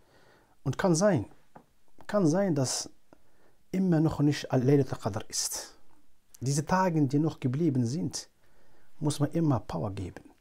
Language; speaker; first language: German; non-native, fluent; Arabic